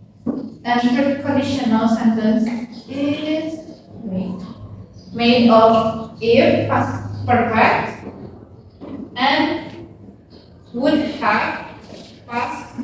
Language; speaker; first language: English; non-native, fluent; Indonesian